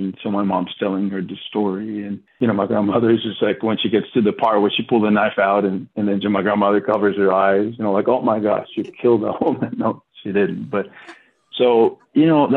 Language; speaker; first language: English; non-native, fluent; Spanish